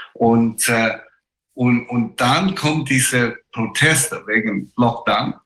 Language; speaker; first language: German; non-native, fluent; Chinese